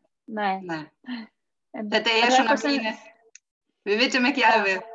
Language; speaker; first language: Icelandic; non-native, learner; German